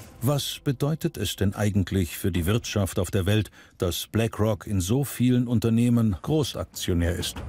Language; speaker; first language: German; native; German